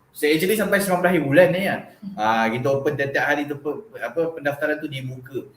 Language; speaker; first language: Malay; native; Malay